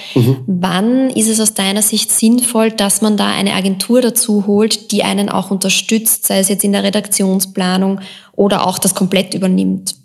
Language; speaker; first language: German; native; German